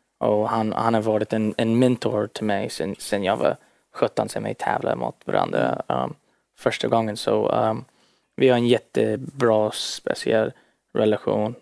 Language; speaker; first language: Swedish; early bilingual, heritage; Swedish